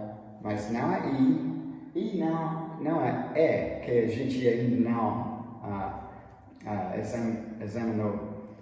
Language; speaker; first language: Portuguese; non-native, fluent; English